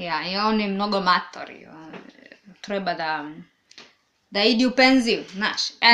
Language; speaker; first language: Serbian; non-native, learner; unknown